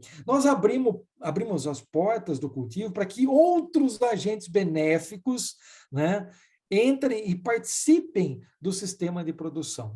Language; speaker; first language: Portuguese; native; Portuguese